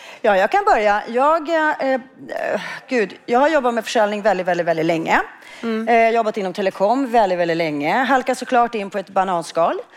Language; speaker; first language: Swedish; native; Swedish